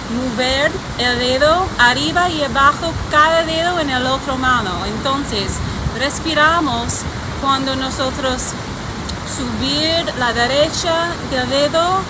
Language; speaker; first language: Spanish; non-native, learner; English